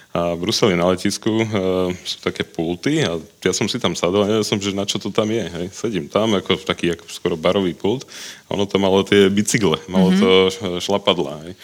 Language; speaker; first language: Slovak; native; Slovak